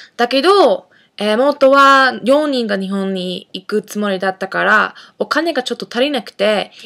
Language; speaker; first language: Japanese; non-native, fluent; English